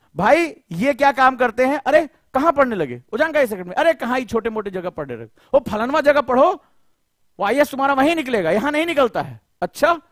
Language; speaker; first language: Hindi; native; Hindi